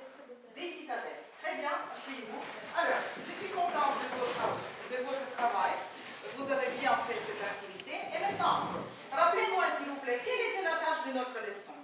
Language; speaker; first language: French; non-native, fluent; Ukrainian